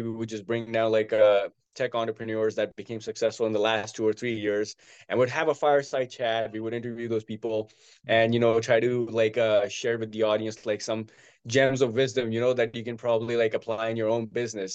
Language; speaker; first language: English; non-native, local second language; Hindi